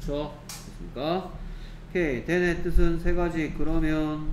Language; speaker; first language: Korean; native; Korean